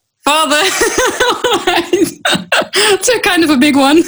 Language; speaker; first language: English; non-native, fluent; Dutch